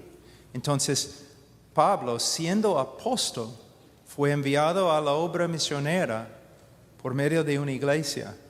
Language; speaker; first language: Spanish; non-native, fluent; English